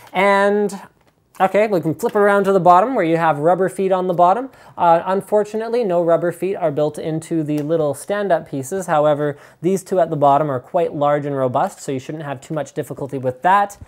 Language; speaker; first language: English; native; English